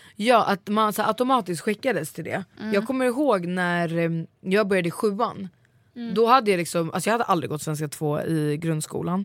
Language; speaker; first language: Swedish; early bilingual, other home language; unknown